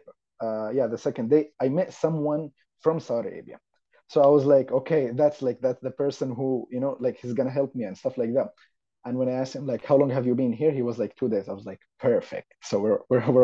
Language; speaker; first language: English; non-native, fluent; Arabic